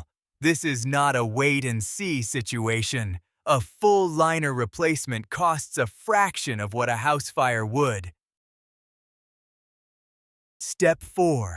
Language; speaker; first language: English; native; English